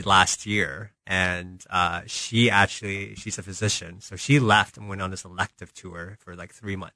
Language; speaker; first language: English; native; English